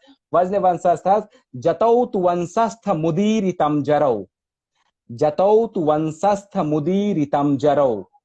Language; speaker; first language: Persian; non-native, fluent; Hindi